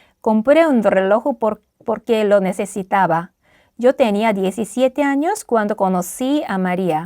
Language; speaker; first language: Spanish; non-native, fluent; Korean